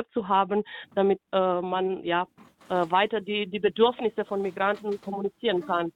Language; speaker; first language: German; non-native, fluent; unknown